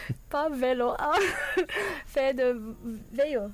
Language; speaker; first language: French; non-native, learner; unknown